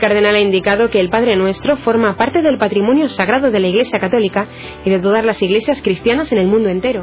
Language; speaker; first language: Spanish; native; Spanish